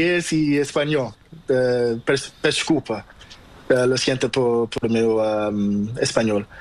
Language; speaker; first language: Spanish; non-native, learner; Portuguese